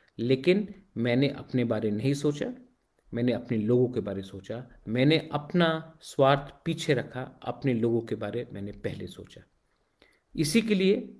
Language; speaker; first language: Hindi; non-native, local second language; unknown